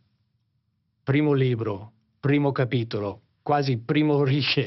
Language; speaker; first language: Italian; non-native, fluent; English